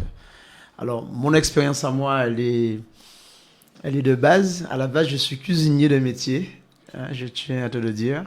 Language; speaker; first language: French; native; French